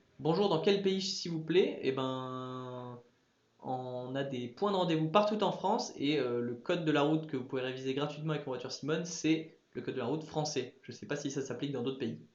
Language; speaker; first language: French; early bilingual, other home language; English